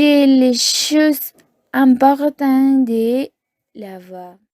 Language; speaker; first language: French; non-native, learner; Spanish